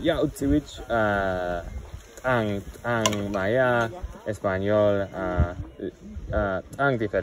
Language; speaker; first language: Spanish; non-native, learner; English